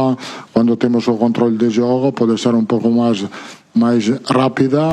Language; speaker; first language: Portuguese; non-native, fluent; Italian